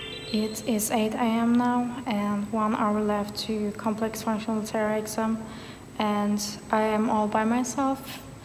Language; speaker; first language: English; non-native, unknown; Turkish